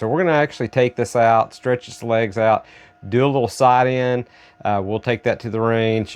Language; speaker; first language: English; native; English